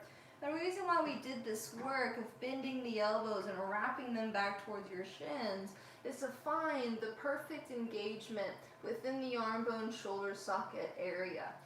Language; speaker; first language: English; native; English